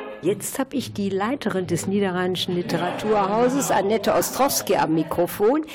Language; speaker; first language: German; native; German